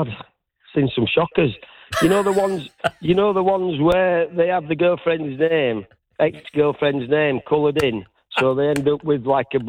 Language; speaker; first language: English; native; English